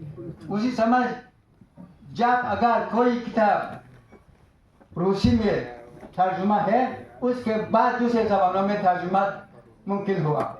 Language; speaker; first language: Hindi; non-native, fluent; Tajik